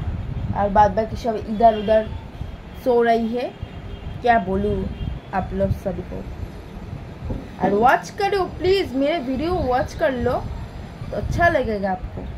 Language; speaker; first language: Hindi; non-native, local second language; Bangla